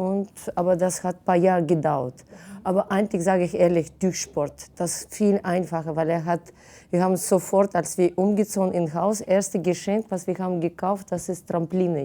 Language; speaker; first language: German; non-native, fluent; Russian